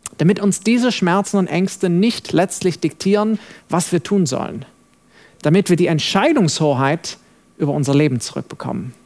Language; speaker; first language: German; non-native, fluent; English